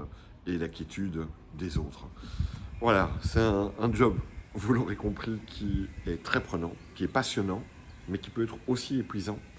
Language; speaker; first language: French; native; French